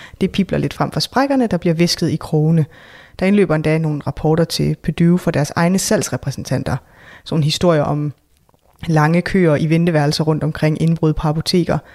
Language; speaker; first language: Danish; native; Danish